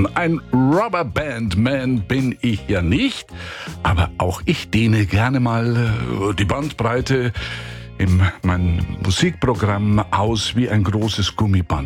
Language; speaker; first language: German; native; German